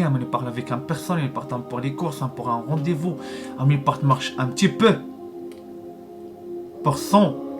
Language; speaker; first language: French; non-native, learner; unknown